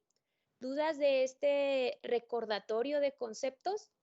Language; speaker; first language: Spanish; native; Spanish